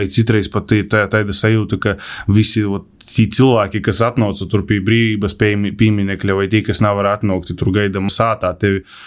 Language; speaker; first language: Latvian; native; Latvian